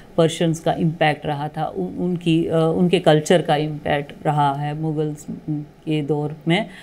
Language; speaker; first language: Hindi; non-native, local second language; Kashmiri